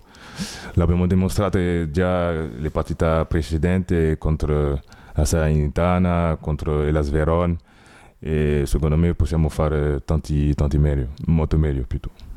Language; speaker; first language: Italian; non-native, learner; French